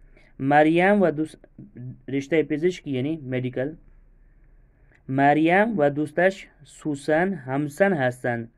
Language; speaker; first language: Persian; non-native, fluent; Urdu